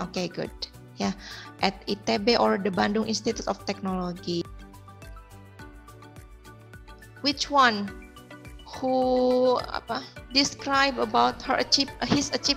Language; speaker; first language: English; non-native, learner; Indonesian